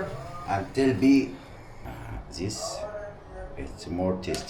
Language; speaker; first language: English; non-native, learner; Arabic